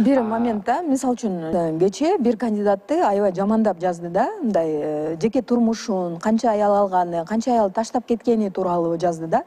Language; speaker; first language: Kyrgyz; native; Kyrgyz